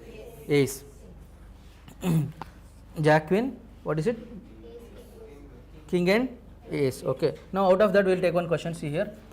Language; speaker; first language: English; non-native, local second language; Telugu